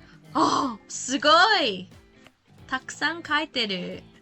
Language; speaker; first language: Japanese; non-native, learner; English